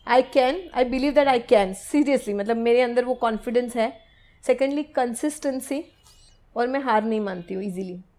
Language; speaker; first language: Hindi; non-native, local second language; Gujarati